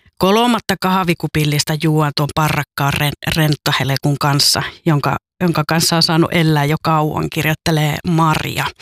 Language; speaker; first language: Finnish; native; Finnish